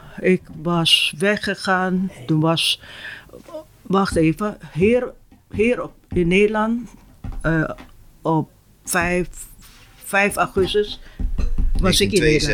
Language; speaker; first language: Dutch; non-native, local second language; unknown